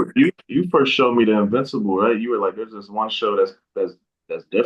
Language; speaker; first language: English; native; English